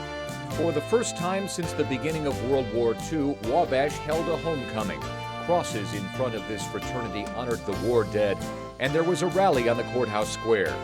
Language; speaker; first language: English; native; English